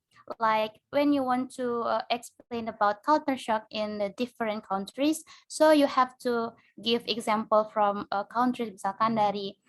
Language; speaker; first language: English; non-native, learner; Indonesian